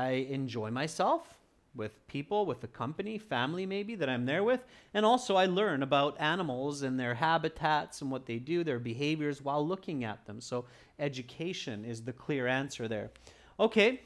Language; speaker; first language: English; native; English